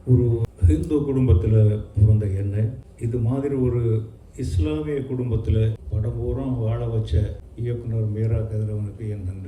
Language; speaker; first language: Tamil; native; Tamil